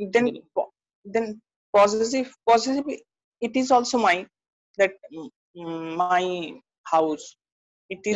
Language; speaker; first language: English; non-native, learner; Bangla